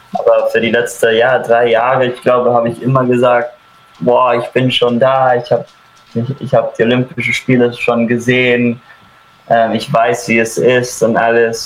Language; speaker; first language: German; early bilingual, heritage; German